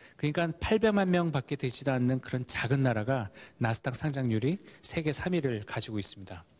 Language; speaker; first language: Korean; early bilingual, heritage; Korean